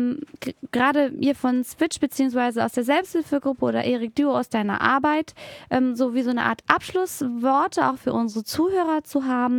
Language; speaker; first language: German; native; German